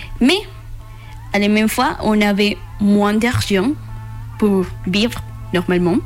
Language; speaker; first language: French; non-native, learner; Spanish